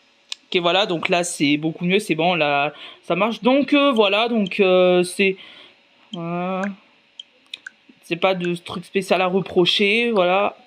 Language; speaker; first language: French; native; French